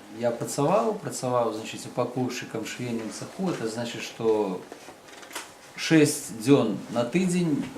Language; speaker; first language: Belarusian; native; Belarusian